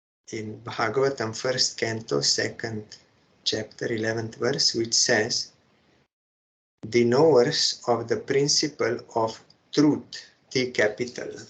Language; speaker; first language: English; non-native, fluent; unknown